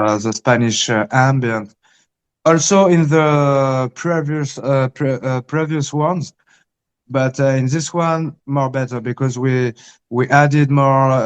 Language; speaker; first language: English; early bilingual, heritage; Spanish